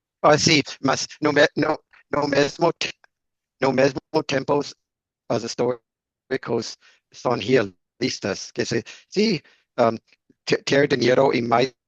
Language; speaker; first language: Portuguese; non-native, learner; English